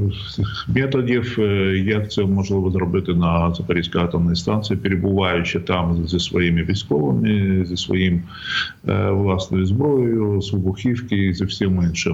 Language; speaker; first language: Ukrainian; native; Ukrainian